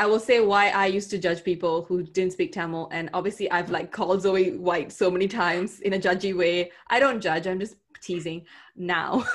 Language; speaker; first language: English; non-native, local second language; Tamil